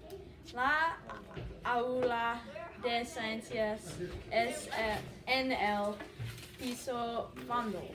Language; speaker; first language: Spanish; non-native, learner; English